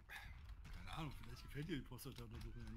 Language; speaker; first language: German; native; German